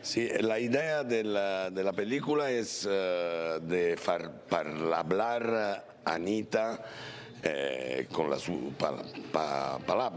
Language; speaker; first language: Spanish; non-native, learner; Italian